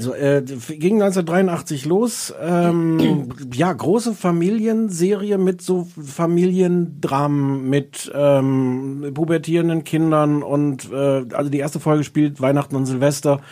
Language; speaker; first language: German; native; German